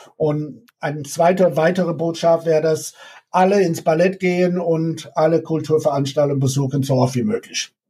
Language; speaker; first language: German; non-native, fluent; English